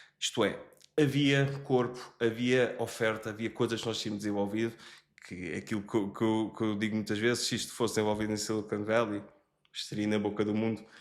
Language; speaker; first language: Portuguese; native; Portuguese